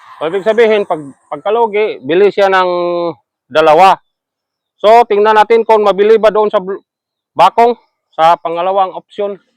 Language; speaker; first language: Filipino; non-native, local second language; Cebuano